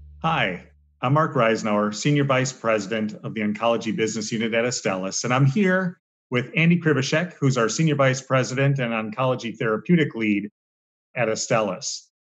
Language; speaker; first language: English; native; English